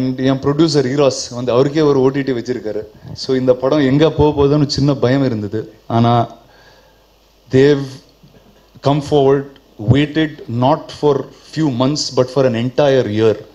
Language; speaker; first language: Tamil; non-native, local second language; Telugu